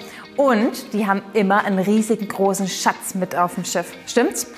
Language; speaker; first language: German; native; German